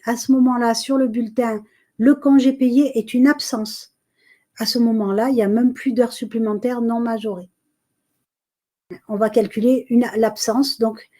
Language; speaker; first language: French; native; French